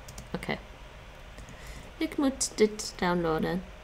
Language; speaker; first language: Dutch; non-native, learner; English